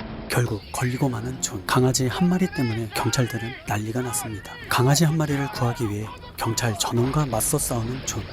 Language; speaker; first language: Korean; native; Korean